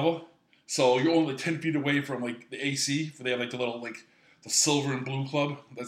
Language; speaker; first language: English; native; English